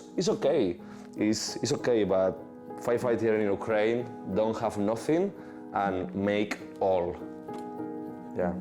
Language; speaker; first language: English; non-native, learner; Spanish